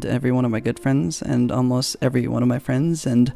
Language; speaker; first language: English; non-native, local second language; Filipino